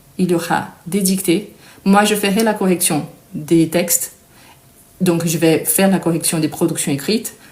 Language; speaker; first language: French; non-native, fluent; Portuguese